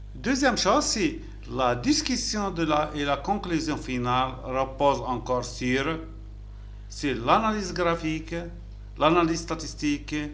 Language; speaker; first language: French; non-native, local second language; Arabic